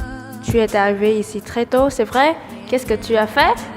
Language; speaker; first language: French; non-native, learner; Vietnamese